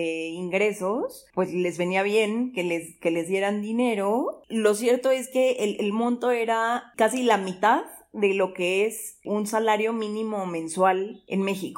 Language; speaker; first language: Spanish; native; Spanish